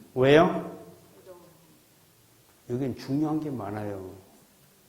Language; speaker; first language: Korean; native; Korean